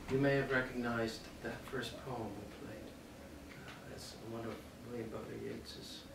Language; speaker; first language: English; native; English